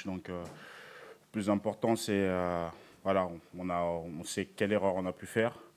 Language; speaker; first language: French; native; French